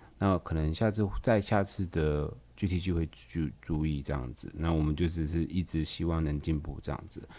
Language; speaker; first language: Chinese; native; Chinese